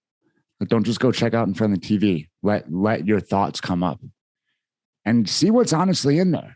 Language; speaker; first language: English; native; English